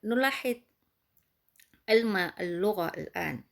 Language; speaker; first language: Arabic; non-native, fluent; Indonesian